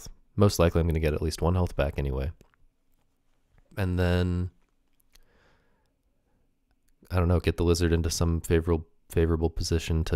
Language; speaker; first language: English; native; English